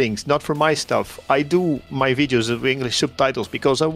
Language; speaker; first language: English; non-native, fluent; Portuguese